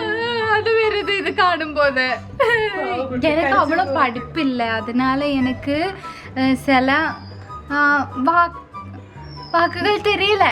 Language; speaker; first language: Tamil; non-native, learner; Malayalam